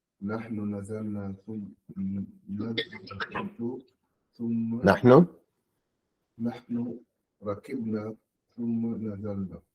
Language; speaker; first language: Arabic; non-native, learner; English